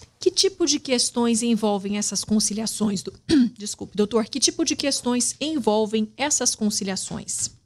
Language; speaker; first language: Portuguese; native; Portuguese